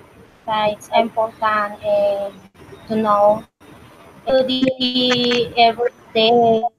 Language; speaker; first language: English; non-native, learner; Spanish